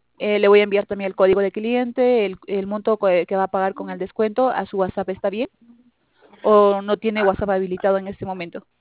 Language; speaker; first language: Spanish; native; Spanish